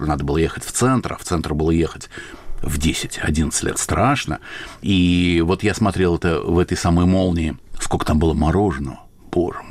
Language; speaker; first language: Russian; native; Russian